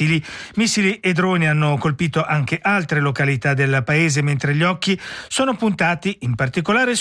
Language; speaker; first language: Italian; native; Italian